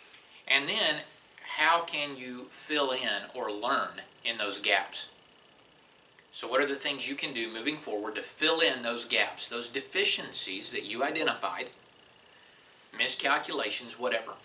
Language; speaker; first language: English; native; English